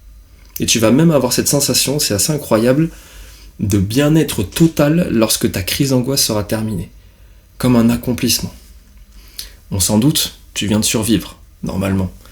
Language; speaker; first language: French; native; French